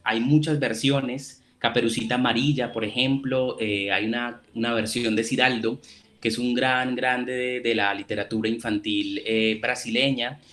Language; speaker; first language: Spanish; native; Spanish